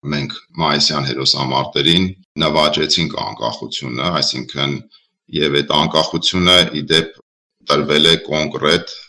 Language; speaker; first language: Armenian; native; Armenian